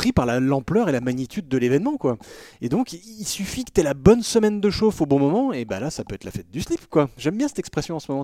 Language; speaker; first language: French; native; French